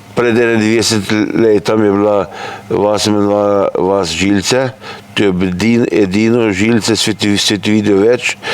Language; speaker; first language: Slovenian; native; Slovenian